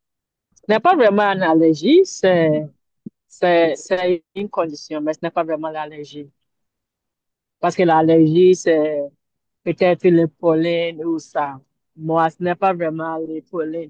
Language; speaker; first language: French; non-native, learner; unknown